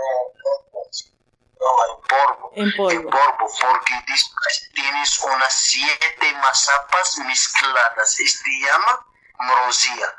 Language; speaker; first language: Spanish; non-native, learner; Arabic